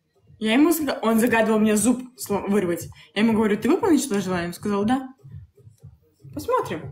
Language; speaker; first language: Russian; native; Russian